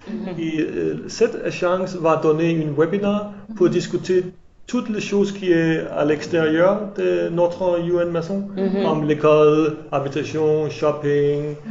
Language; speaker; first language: French; non-native, learner; English